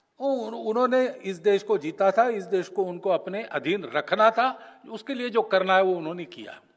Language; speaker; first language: Hindi; non-native, local second language; Malayalam